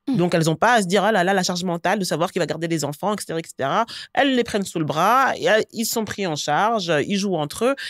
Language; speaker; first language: French; native; French